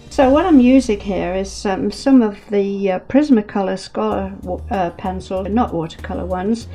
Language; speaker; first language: English; native; English